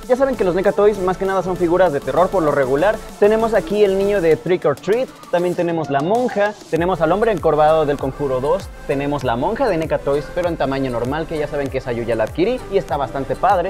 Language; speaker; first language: Spanish; native; Spanish